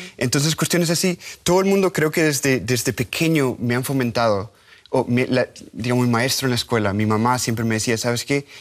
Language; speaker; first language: Spanish; native; Spanish